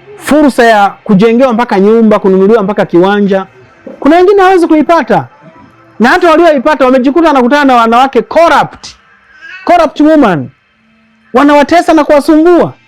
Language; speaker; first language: Swahili; native; Swahili